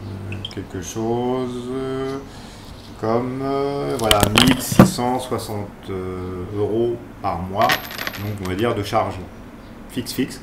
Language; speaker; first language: French; native; French